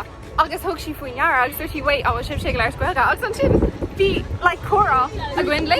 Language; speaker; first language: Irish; non-native, local second language; English